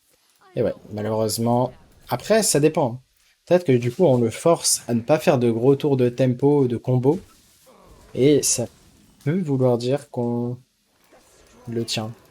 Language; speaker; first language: French; native; French